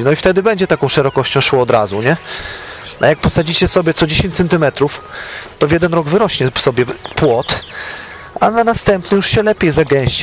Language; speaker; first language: Polish; native; Polish